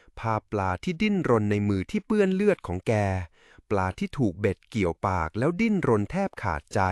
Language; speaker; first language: Thai; native; Thai